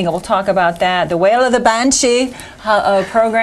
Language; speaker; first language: English; native; English